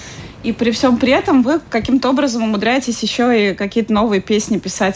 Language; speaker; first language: Russian; native; Russian